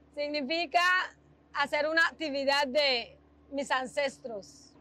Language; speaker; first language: Spanish; non-native, local second language; English